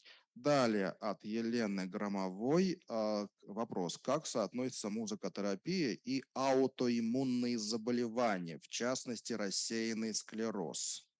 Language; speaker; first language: Russian; native; Russian